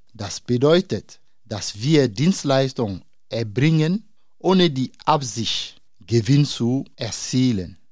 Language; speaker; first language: German; non-native, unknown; Dyula